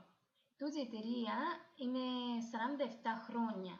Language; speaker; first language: Greek; non-native, fluent; Ukrainian